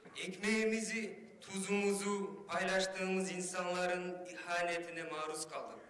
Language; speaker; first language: Turkish; non-native, fluent; Kyrgyz